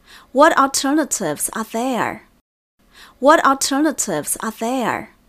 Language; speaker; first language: English; non-native, fluent; Chinese